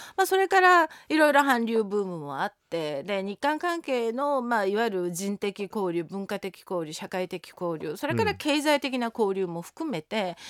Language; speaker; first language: Japanese; non-native, fluent; Korean